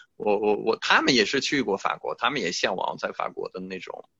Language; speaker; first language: Chinese; non-native, fluent; French